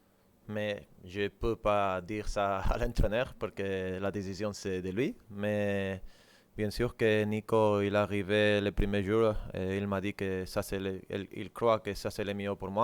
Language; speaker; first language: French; non-native, learner; Spanish